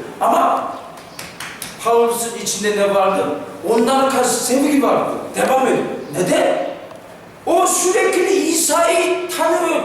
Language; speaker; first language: Turkish; non-native, fluent; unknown